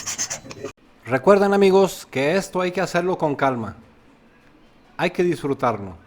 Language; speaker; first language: Spanish; native; Spanish